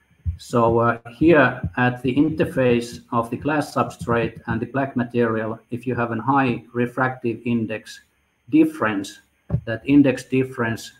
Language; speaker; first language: English; non-native, fluent; Finnish